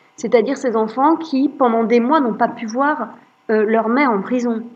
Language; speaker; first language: French; native; French